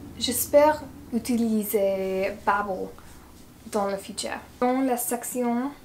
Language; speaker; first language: French; non-native, learner; English